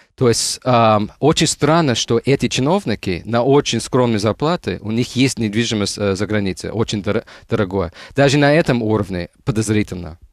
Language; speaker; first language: Russian; non-native, fluent; English